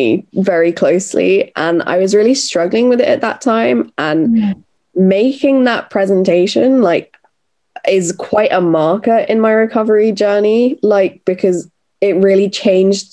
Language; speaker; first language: English; native; English